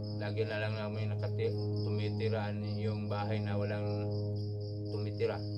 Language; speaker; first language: Filipino; non-native, local second language; Cebuano